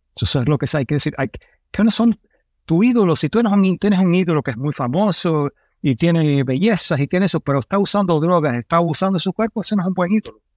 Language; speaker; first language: Spanish; early bilingual, heritage; Spanish